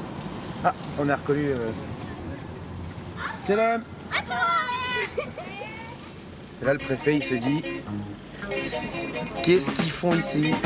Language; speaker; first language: French; native; French